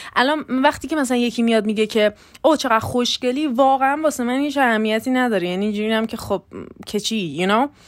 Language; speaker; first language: Persian; early bilingual, heritage; Persian